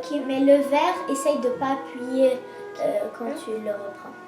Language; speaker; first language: French; native; French